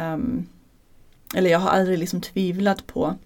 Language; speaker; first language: Swedish; non-native, fluent; German